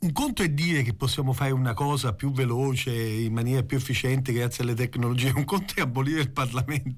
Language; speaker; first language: Italian; native; Italian